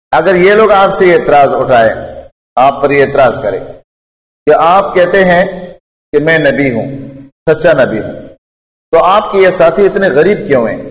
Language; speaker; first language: Urdu; non-native, local second language; Pashto